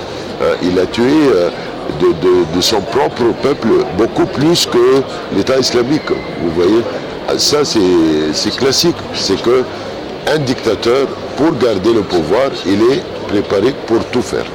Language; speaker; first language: French; non-native, fluent; Arabic